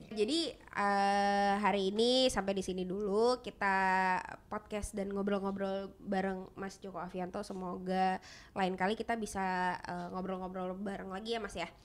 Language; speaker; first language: Indonesian; native; Indonesian